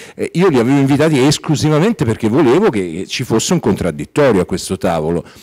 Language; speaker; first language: Italian; native; Italian